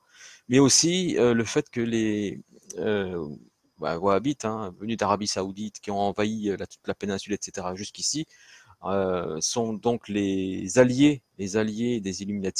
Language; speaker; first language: French; native; French